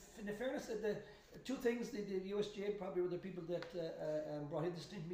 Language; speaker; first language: English; native; English